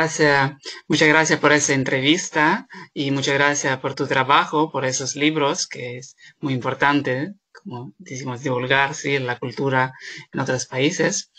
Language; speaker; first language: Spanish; non-native, fluent; Ukrainian